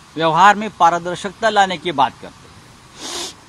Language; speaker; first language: Hindi; non-native, local second language; Marathi